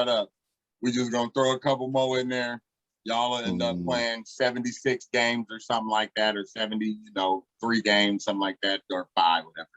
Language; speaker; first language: English; native; English